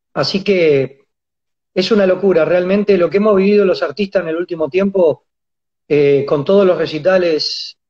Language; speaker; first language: Spanish; native; Spanish